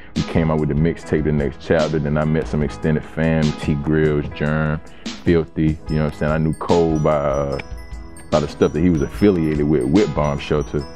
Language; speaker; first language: English; native; English